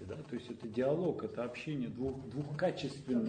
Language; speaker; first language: Russian; native; Russian